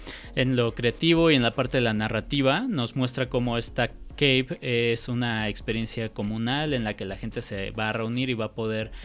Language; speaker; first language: Spanish; native; Spanish